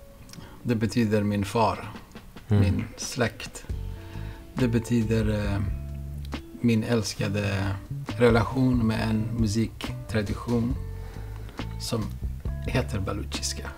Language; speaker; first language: Swedish; non-native, fluent; Baluchi